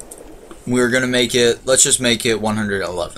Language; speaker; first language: English; native; English